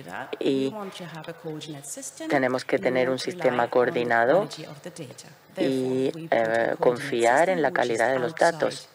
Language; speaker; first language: Spanish; non-native, fluent; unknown